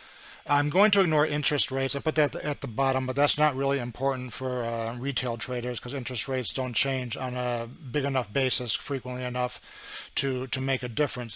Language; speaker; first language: English; native; English